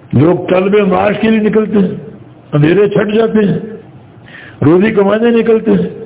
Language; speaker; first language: Urdu; native; Urdu